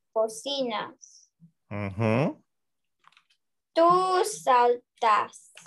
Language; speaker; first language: Spanish; non-native, learner; English